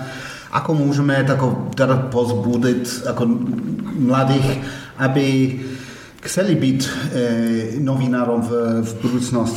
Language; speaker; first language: Slovak; non-native, fluent; English